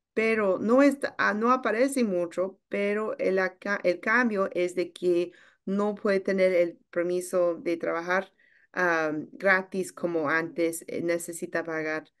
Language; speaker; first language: Spanish; non-native, learner; English